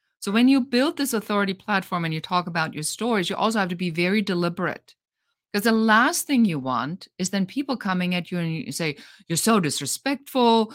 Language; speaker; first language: English; non-native, fluent; German